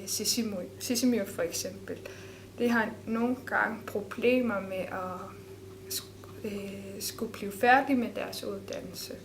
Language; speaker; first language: Danish; non-native, local second language; Kalaallisut